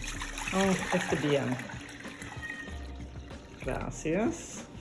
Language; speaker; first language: Spanish; non-native, learner; English